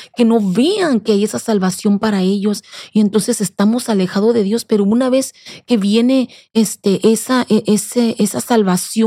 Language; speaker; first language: Spanish; native; Spanish